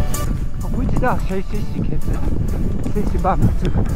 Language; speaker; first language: Chinese; non-native, learner; Japanese